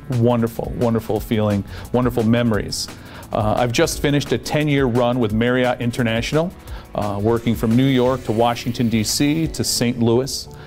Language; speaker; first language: English; native; English